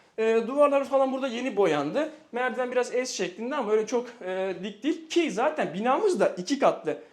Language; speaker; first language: Turkish; native; Turkish